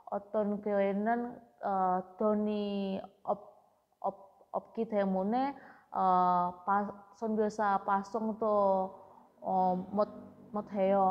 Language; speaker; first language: Korean; non-native, learner; Indonesian